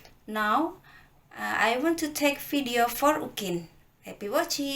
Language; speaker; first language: English; non-native, learner; Indonesian